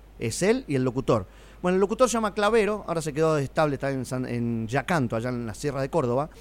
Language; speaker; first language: Spanish; native; Spanish